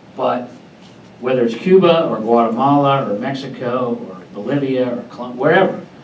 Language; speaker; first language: English; native; English